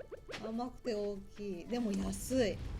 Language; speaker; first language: Japanese; native; Japanese